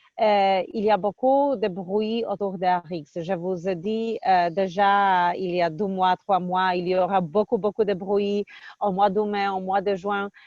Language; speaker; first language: French; non-native, fluent; Polish